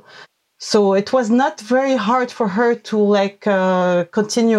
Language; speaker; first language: English; non-native, fluent; Arabic